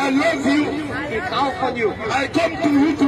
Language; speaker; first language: English; non-native, learner; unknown